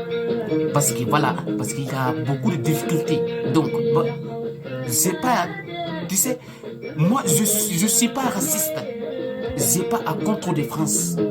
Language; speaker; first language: French; non-native, local second language; Soninke